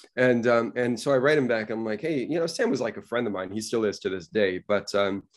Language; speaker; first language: English; native; English